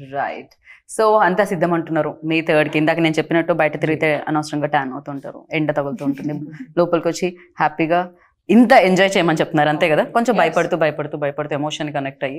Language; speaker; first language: Telugu; native; Telugu